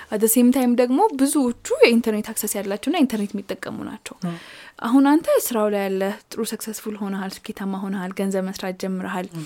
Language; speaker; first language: Amharic; native; Amharic